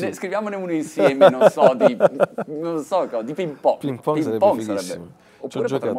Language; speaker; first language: Italian; native; Italian